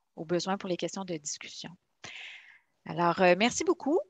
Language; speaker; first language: French; native; French